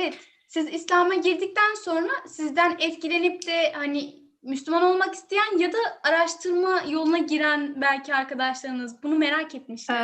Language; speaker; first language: Turkish; native; Turkish